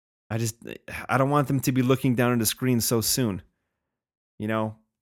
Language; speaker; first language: English; native; English